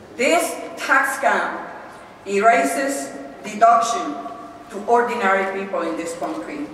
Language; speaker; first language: English; non-native, fluent; Spanish